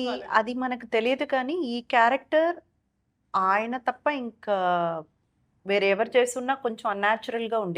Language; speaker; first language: Telugu; native; Telugu